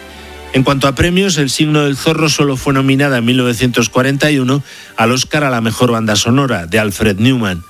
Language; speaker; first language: Spanish; native; Spanish